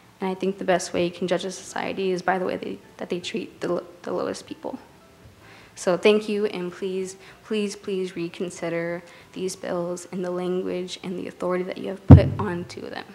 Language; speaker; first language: English; native; English